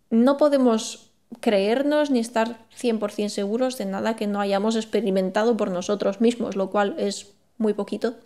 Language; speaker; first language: Spanish; native; Spanish